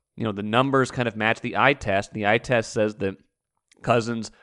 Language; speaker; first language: English; native; English